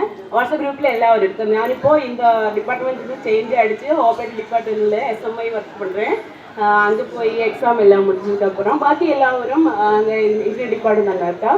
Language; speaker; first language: Tamil; non-native, learner; Malayalam